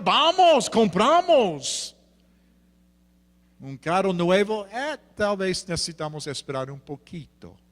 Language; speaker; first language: Spanish; non-native, fluent; English